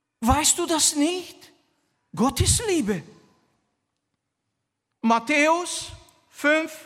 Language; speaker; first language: German; non-native, fluent; Romanian